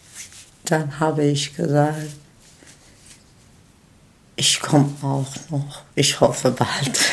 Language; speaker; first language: German; non-native, fluent; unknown